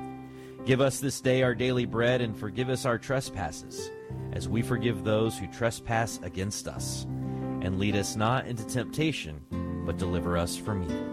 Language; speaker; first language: English; native; English